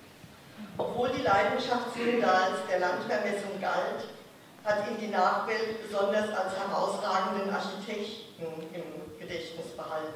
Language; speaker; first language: German; native; German